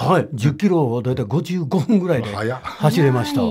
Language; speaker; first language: Japanese; native; Japanese